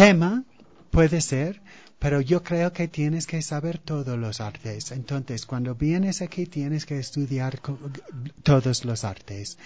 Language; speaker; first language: Spanish; non-native, fluent; English